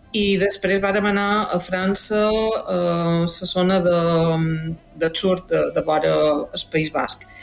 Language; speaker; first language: Catalan; native; Catalan